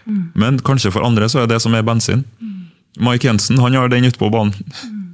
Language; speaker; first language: Norwegian; early bilingual, other home language; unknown